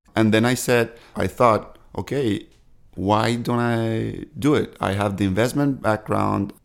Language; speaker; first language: English; non-native, fluent; Spanish